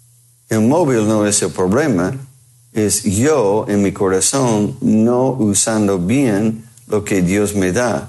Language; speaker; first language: Spanish; non-native, fluent; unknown